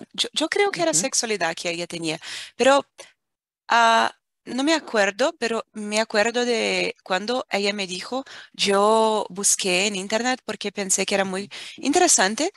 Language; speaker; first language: Spanish; non-native, fluent; Portuguese